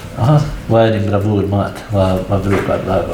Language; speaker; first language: Swedish; non-native, local second language; Finnish